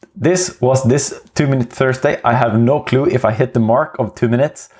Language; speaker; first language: English; non-native, fluent; Swedish